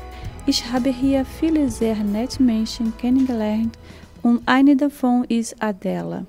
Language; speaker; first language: German; non-native, fluent; Portuguese